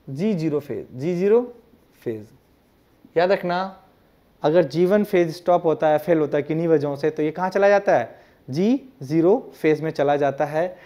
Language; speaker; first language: Hindi; non-native, local second language; Gujarati